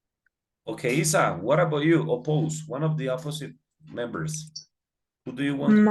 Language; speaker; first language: English; non-native, learner; Spanish